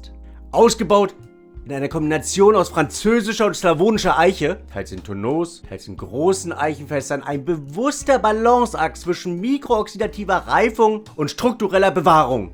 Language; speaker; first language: German; native; German